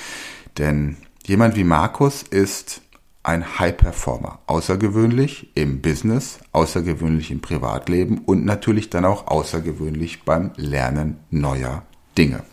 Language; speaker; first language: German; native; German